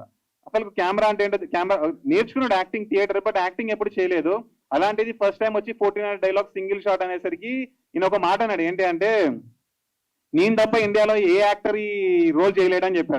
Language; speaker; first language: Telugu; native; Telugu